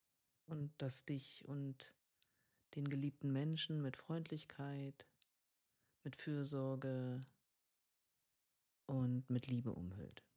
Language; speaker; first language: German; native; German